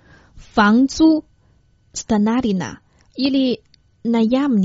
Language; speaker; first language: Croatian; non-native, fluent; Chinese